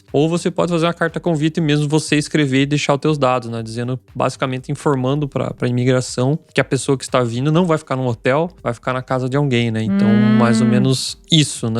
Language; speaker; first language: Portuguese; native; Portuguese